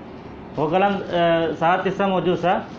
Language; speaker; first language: Arabic; non-native, learner; Hindi